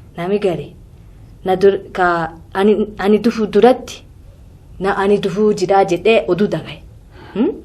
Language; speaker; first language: Oromo; non-native, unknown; Japanese